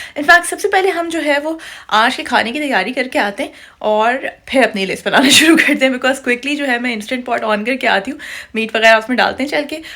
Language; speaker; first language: Urdu; native; Urdu